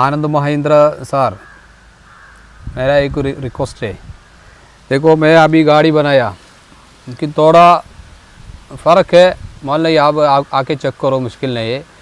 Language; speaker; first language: Hindi; non-native, local second language; Malayalam